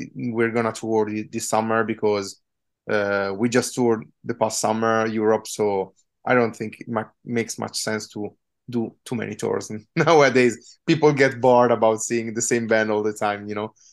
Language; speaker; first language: English; non-native, fluent; Italian